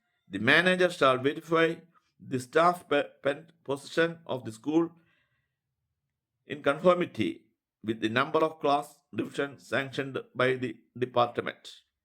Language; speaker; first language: English; non-native, local second language; Malayalam